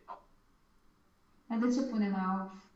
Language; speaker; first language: German; non-native, learner; Romanian